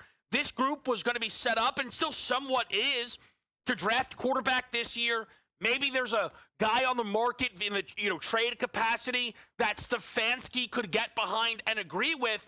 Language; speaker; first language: English; native; English